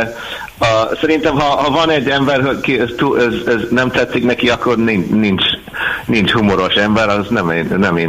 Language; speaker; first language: Hungarian; non-native, learner; English